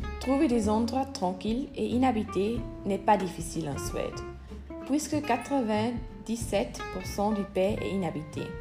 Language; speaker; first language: French; non-native, learner; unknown